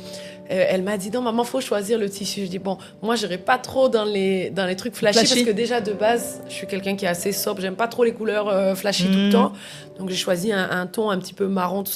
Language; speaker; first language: French; native; French